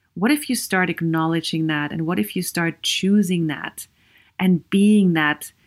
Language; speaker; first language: English; non-native, fluent; German